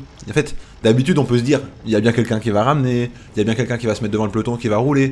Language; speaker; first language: French; native; French